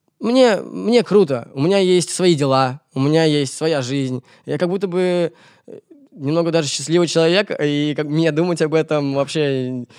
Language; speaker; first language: Russian; native; Russian